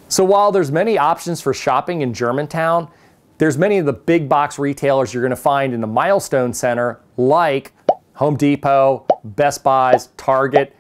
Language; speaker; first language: English; native; English